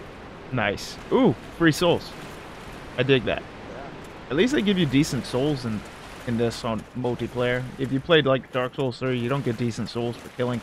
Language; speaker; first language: English; native; English